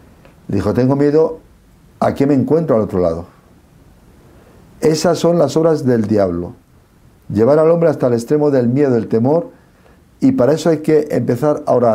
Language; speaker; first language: Spanish; native; Spanish